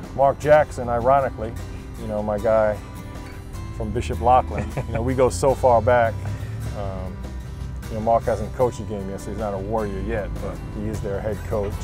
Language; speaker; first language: English; native; English